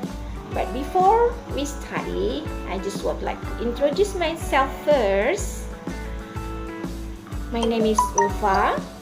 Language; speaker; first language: English; non-native, learner; Indonesian